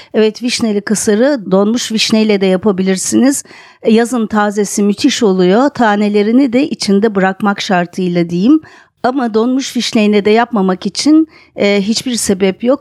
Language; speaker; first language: Turkish; native; Turkish